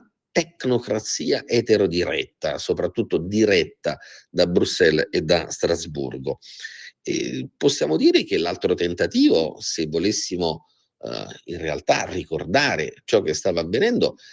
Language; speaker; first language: Italian; native; Italian